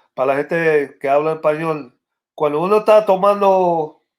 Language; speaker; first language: Spanish; early bilingual, other home language; English